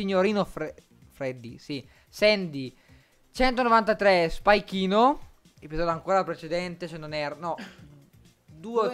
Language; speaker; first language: Italian; native; Italian